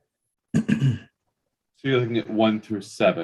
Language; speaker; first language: English; native; English